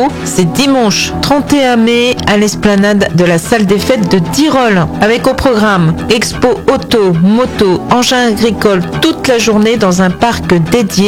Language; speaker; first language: French; native; French